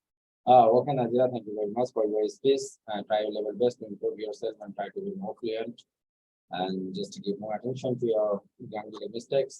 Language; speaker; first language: English; non-native, fluent; Bangla